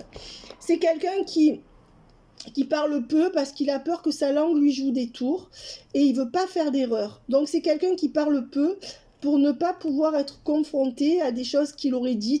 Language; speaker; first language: French; native; French